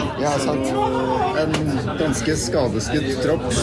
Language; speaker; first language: Norwegian; native; Norwegian